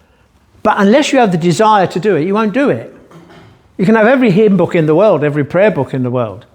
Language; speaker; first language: English; native; English